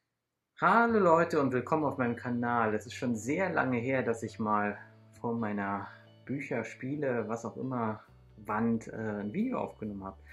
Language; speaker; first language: German; native; German